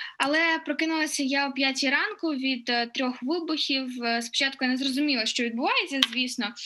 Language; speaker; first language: Ukrainian; non-native, local second language; Russian